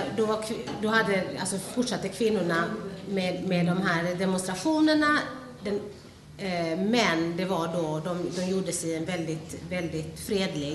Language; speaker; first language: Swedish; early bilingual, other home language; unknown